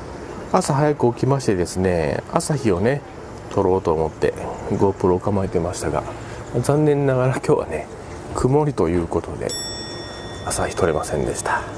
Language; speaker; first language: Japanese; native; Japanese